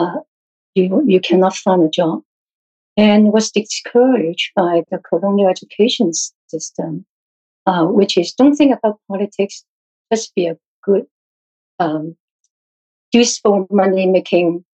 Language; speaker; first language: English; non-native, local second language; Cantonese